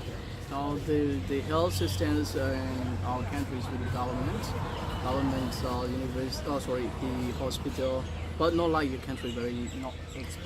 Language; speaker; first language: English; non-native, learner; Burmese